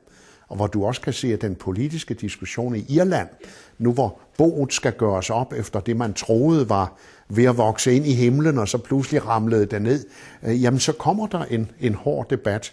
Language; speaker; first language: Danish; native; Danish